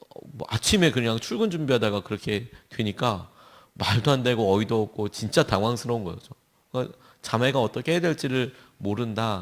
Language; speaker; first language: Korean; native; Korean